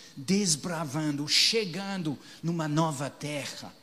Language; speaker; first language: Portuguese; non-native, fluent; English